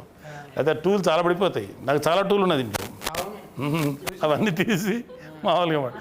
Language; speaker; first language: Telugu; native; Telugu